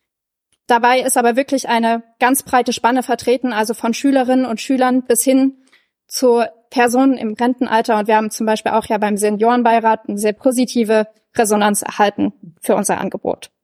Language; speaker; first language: German; native; German